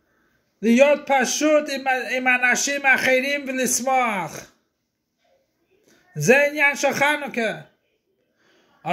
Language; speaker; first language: Hebrew; non-native, fluent; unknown